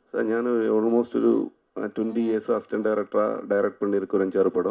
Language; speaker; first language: Tamil; non-native, learner; Malayalam